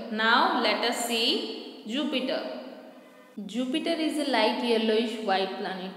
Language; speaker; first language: English; non-native, local second language; Hindi